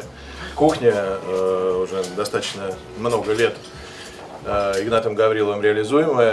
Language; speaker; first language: Russian; native; Russian